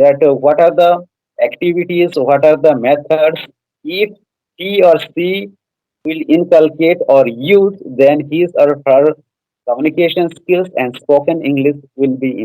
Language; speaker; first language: English; non-native, fluent; Odia